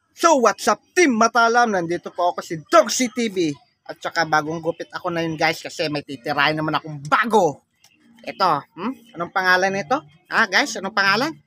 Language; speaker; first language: Filipino; non-native, local second language; Cebuano